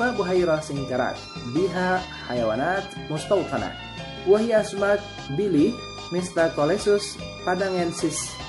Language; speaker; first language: Arabic; non-native, fluent; Indonesian